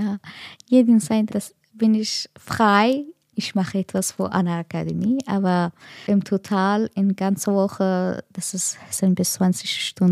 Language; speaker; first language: German; non-native, learner; Persian